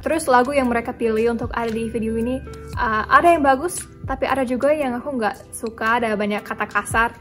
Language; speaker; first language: Indonesian; non-native, fluent; English